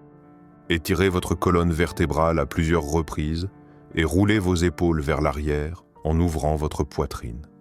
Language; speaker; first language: French; native; French